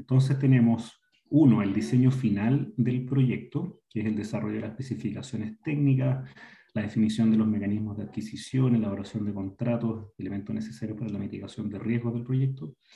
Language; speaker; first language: Spanish; native; Spanish